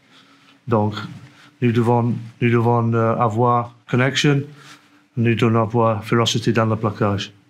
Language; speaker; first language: French; non-native, learner; English